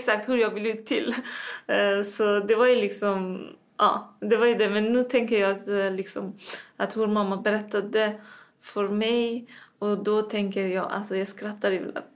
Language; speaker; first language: Swedish; non-native, fluent; Persian